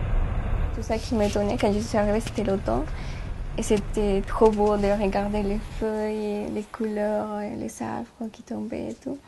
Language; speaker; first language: French; non-native, fluent; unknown